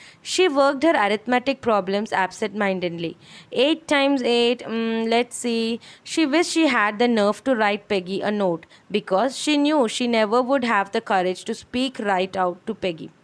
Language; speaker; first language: English; non-native, local second language; Malayalam